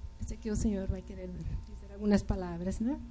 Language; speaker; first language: Portuguese; non-native, fluent; Spanish